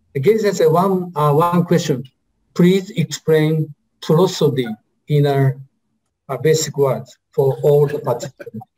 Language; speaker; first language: English; non-native, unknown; Japanese